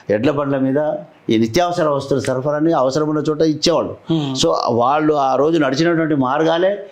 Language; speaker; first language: Telugu; non-native, local second language; Lambadi